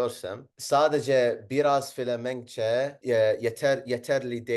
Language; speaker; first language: Turkish; non-native, learner; Arabic